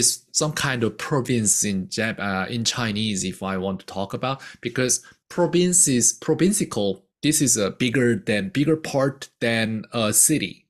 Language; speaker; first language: English; non-native, fluent; Korean